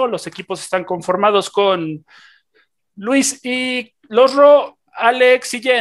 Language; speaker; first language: Spanish; native; Spanish